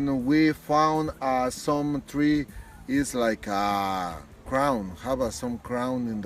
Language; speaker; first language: English; non-native, learner; Spanish